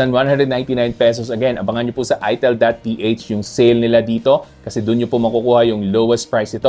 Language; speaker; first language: Filipino; native; Filipino